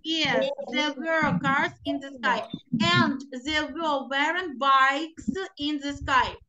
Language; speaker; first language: English; non-native, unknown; Ukrainian